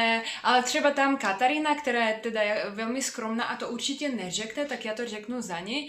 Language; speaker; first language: Czech; non-native, fluent; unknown